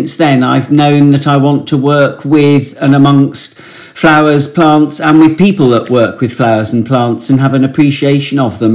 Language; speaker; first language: English; native; English